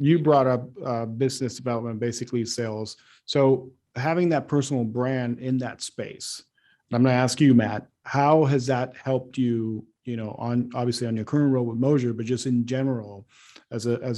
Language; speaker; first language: English; native; English